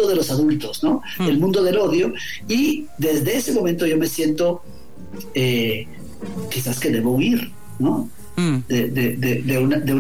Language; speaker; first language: Spanish; native; Spanish